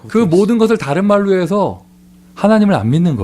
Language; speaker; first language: Korean; native; Korean